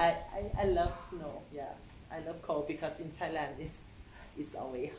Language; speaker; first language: English; non-native, learner; Thai